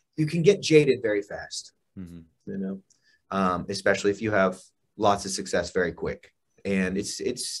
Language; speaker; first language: English; native; English